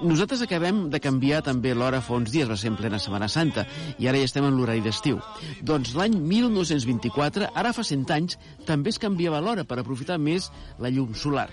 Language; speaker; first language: Catalan; native; Catalan